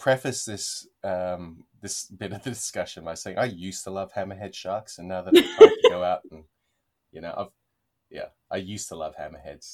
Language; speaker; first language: English; native; English